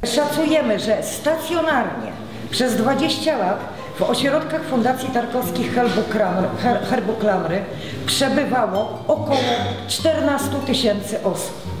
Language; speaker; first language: Polish; native; Polish